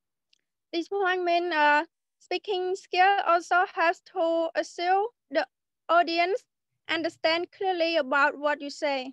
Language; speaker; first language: English; non-native, learner; Khmer